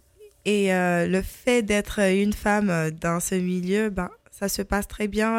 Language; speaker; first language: French; non-native, local second language; Mandingo